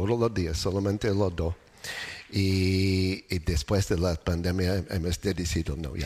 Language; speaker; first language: Spanish; non-native, learner; English